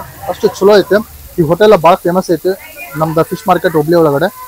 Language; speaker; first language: Kannada; native; Kannada